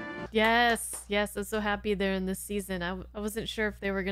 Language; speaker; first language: English; native; English